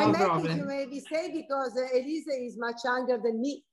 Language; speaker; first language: English; non-native, fluent; Italian